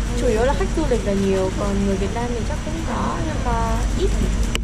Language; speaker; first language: Vietnamese; native; Vietnamese